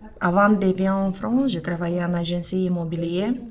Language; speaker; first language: French; non-native, learner; Romanian